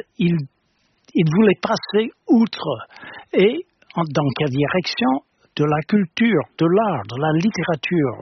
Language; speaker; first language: French; non-native, fluent; English